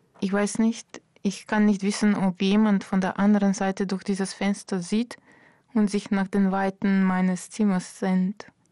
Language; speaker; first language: German; non-native, fluent; Slovenian